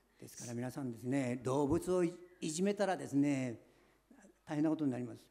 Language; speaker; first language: Japanese; native; Japanese